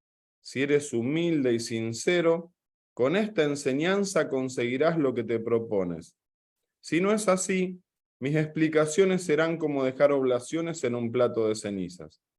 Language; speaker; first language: Spanish; native; Spanish